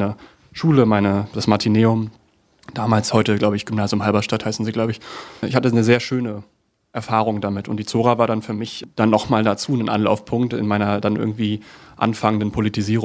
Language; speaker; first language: German; native; German